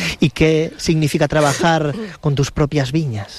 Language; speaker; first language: Spanish; native; Spanish